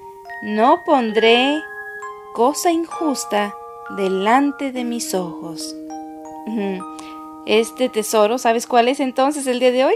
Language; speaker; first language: Spanish; native; Spanish